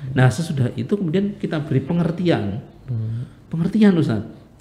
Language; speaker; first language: Indonesian; native; Indonesian